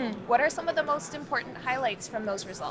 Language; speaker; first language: English; native; English